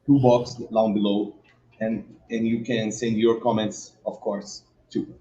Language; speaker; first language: English; non-native, learner; Portuguese